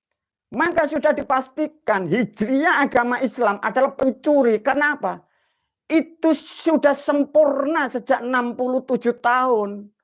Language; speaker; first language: Indonesian; non-native, local second language; Javanese